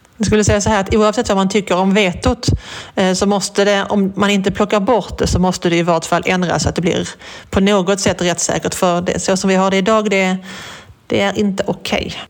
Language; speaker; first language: Swedish; native; Swedish